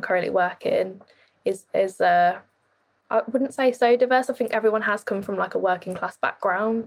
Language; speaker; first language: English; native; English